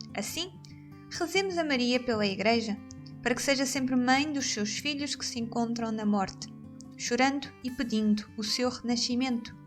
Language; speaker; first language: Portuguese; native; Portuguese